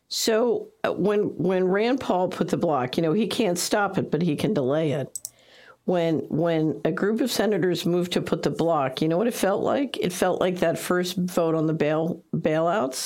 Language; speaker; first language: English; native; English